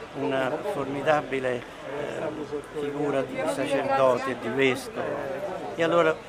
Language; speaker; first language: Italian; native; Italian